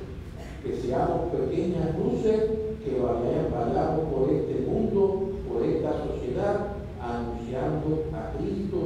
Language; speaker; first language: Spanish; native; Spanish